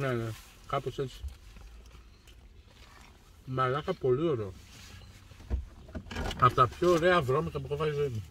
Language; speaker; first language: Greek; native; Greek